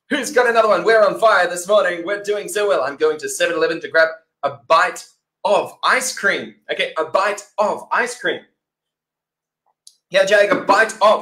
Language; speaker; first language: English; native; English